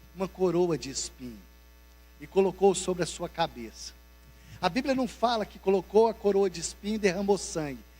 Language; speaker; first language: Portuguese; native; Portuguese